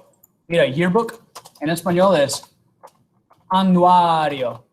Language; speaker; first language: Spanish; non-native, fluent; English